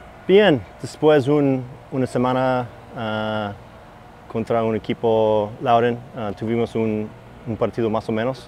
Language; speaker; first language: Spanish; non-native, fluent; English